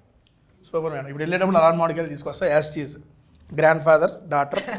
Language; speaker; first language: Telugu; native; Telugu